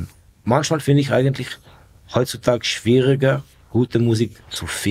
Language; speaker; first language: German; non-native, fluent; Estonian